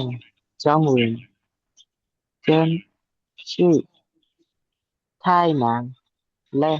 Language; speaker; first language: Chinese; non-native, learner; Lao